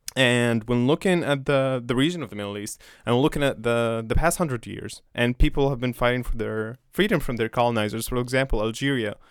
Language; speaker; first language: English; non-native, fluent; Arabic